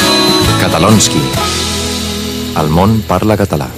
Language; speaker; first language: Catalan; non-native, fluent; Icelandic